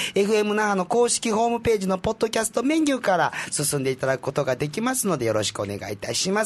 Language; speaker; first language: Japanese; native; Japanese